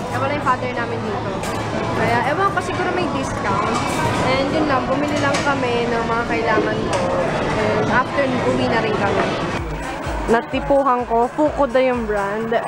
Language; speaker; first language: Filipino; early bilingual, heritage; Filipino